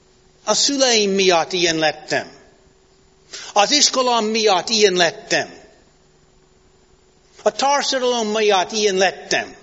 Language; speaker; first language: Hungarian; non-native, fluent; English